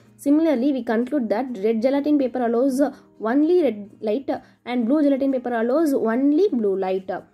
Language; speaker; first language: English; non-native, local second language; Tamil